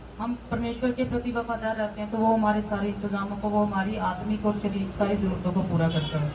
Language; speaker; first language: Hindi; non-native, local second language; Punjabi